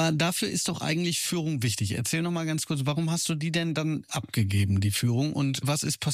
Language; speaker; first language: German; native; German